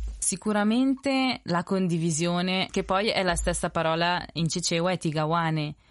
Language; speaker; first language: Italian; early bilingual, other home language; Spanish